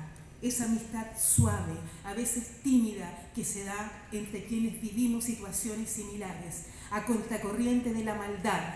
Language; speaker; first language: Spanish; native; Spanish